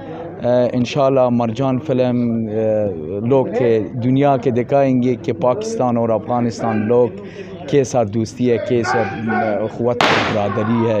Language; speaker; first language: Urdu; non-native, learner; Pashto